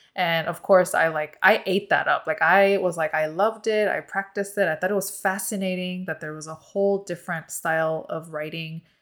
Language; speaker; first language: English; early bilingual, other home language; Korean